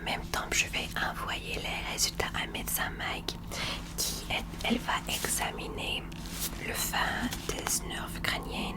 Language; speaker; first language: French; non-native, learner; English